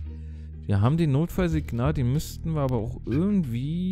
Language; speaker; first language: German; native; German